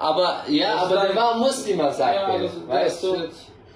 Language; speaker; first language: German; non-native, learner; Central Kurdish